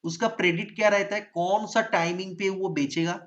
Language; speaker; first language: Hindi; non-native, local second language; Bangla